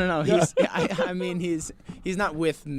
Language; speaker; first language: English; native; English